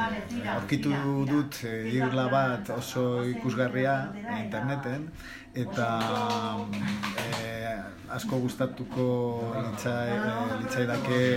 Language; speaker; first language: Basque; non-native, learner; Spanish